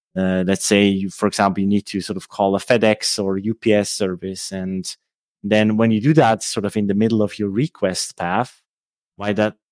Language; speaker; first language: English; non-native, fluent; Swiss German